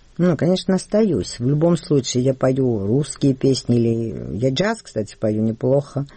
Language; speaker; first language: Russian; non-native, local second language; Georgian